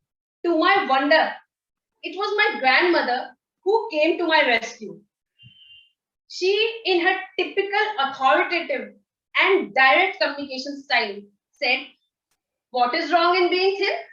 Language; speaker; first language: English; non-native, local second language; Hindi